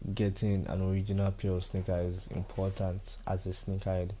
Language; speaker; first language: English; non-native, local second language; Yoruba